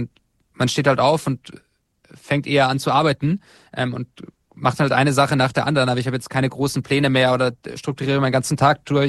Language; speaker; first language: German; native; German